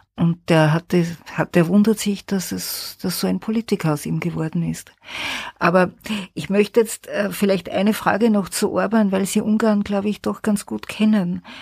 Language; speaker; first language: German; native; German